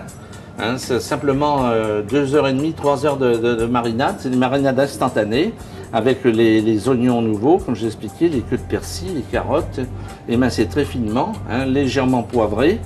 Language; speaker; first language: French; native; French